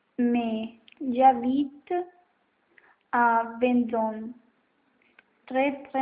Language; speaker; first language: French; non-native, learner; Spanish